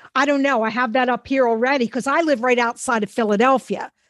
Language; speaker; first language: English; native; English